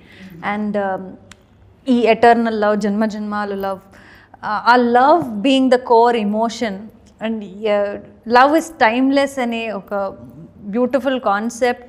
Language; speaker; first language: Telugu; non-native, learner; Kannada